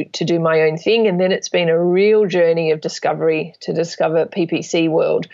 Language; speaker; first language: English; native; English